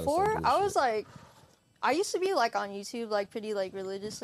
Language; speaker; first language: English; native; English